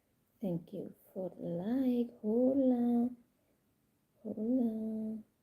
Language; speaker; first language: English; non-native, fluent; Indonesian